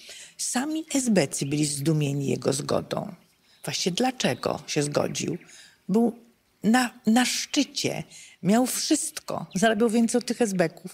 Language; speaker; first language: Polish; native; Polish